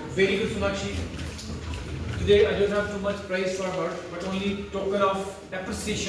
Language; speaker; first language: English; non-native, local second language; Hindi